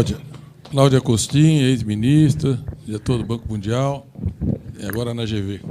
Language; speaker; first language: Portuguese; native; Portuguese